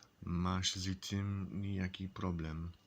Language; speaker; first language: Czech; non-native, learner; English